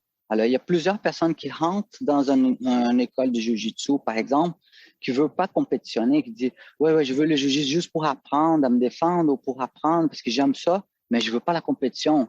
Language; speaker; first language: French; non-native, fluent; Portuguese